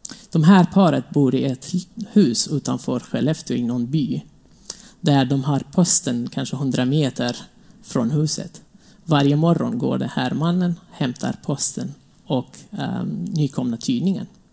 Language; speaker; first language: Swedish; non-native, fluent; Kurdish